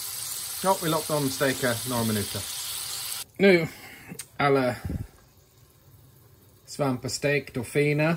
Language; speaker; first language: Swedish; non-native, fluent; English